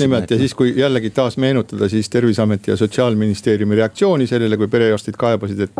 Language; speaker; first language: Estonian; native; Estonian